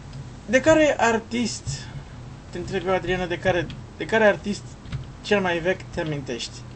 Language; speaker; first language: Romanian; non-native, learner; Portuguese